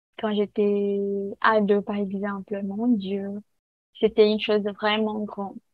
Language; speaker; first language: French; non-native, learner; Portuguese